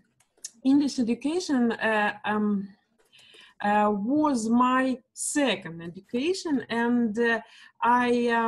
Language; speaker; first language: English; non-native, learner; Russian